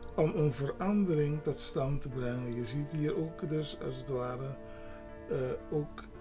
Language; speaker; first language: English; non-native, learner; Papiamento